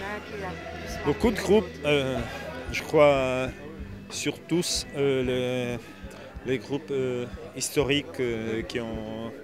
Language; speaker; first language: French; non-native, fluent; Italian